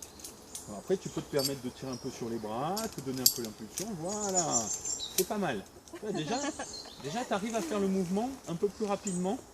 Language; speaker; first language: French; native; French